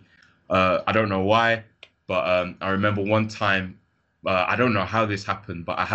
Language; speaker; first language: English; native; English